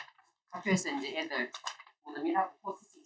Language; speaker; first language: Korean; native; Korean